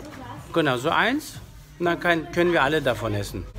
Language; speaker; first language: German; early bilingual, other home language; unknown